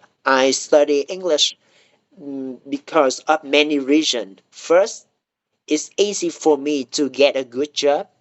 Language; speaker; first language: English; non-native, learner; Vietnamese